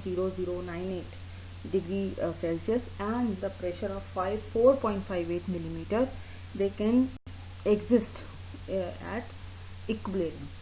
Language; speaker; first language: English; non-native, local second language; Hindi